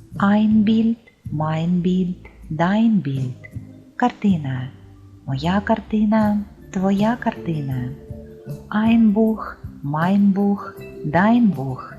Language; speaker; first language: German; non-native, fluent; Ukrainian